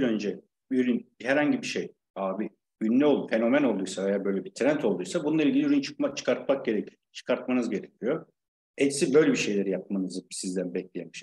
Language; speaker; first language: Turkish; native; Turkish